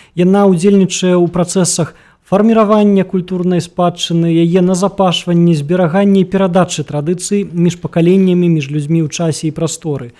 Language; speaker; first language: Belarusian; native; Belarusian